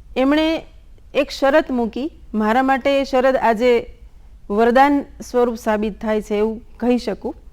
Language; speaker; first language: Gujarati; non-native, local second language; Bangla